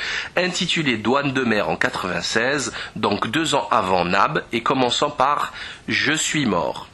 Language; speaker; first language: French; native; French